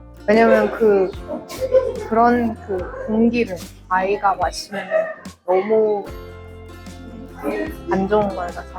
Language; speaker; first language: Korean; non-native, fluent; Mongolian